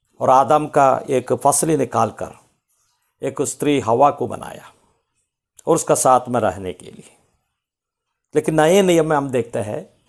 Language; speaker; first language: Hindi; non-native, local second language; Malayalam